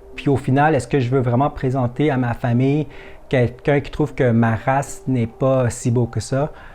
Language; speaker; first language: French; early bilingual, other home language; Vietnamese